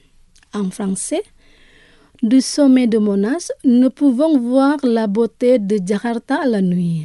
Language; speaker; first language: French; non-native, fluent; Indonesian